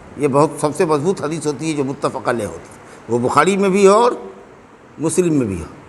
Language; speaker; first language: Urdu; native; Urdu